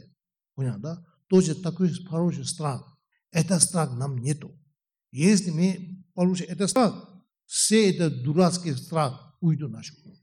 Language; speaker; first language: Russian; non-native, learner; Tibetan